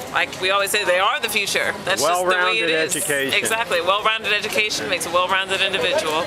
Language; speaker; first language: English; native; English